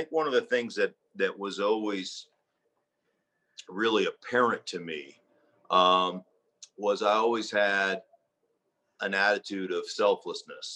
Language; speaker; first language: English; native; English